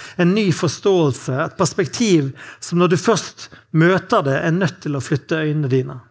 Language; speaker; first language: Norwegian; native; Norwegian